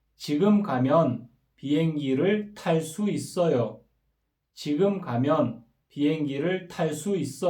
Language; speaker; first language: Korean; non-native, fluent; Kyrgyz